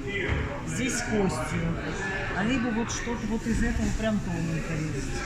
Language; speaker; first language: Russian; native; Russian